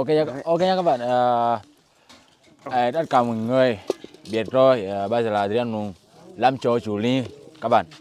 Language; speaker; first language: Vietnamese; non-native, learner; Portuguese